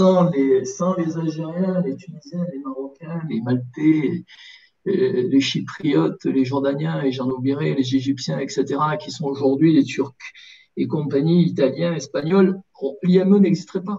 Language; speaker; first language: French; native; French